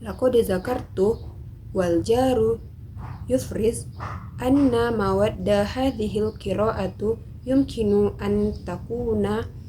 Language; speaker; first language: Arabic; non-native, learner; Indonesian